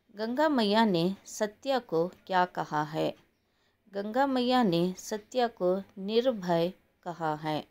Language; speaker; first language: Hindi; non-native, local second language; Kannada